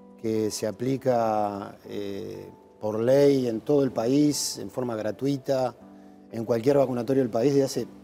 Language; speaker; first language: Spanish; native; Spanish